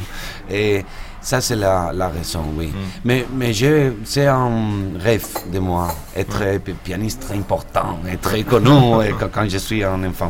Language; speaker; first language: French; non-native, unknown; Spanish